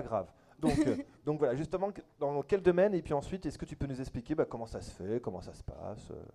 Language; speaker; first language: French; native; French